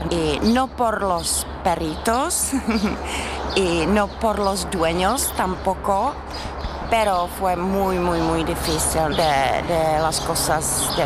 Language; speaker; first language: Spanish; non-native, fluent; Czech